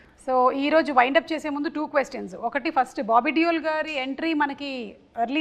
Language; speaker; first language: Telugu; native; Telugu